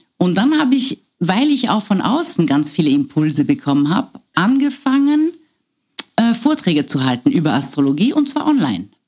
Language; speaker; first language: German; non-native, fluent; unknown